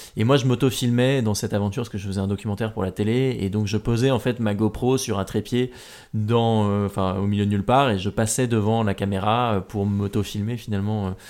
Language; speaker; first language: French; native; French